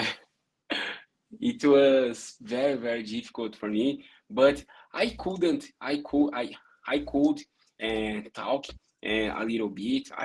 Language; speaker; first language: English; non-native, learner; Portuguese